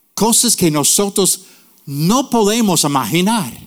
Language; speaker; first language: Spanish; non-native, fluent; English